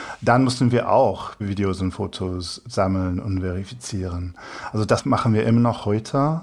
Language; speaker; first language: German; non-native, fluent; English